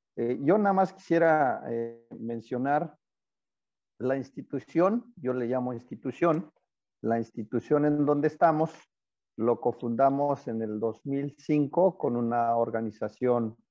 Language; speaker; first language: Spanish; non-native, local second language; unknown